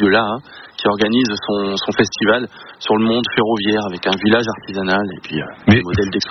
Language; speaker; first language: French; native; French